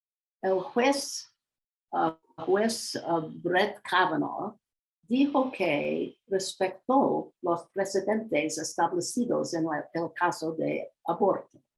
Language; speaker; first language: Spanish; non-native, learner; English